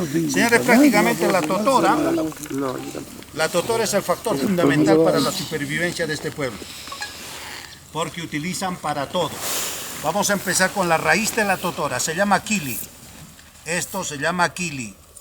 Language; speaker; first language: Spanish; native; Spanish